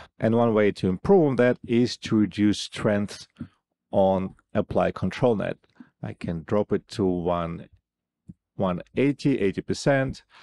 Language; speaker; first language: English; non-native, fluent; Russian